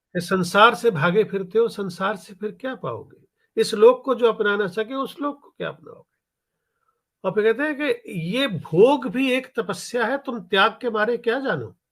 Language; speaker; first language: Hindi; native; Hindi